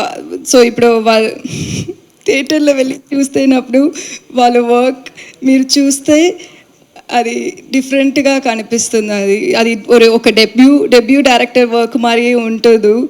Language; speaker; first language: Telugu; non-native, learner; Tamil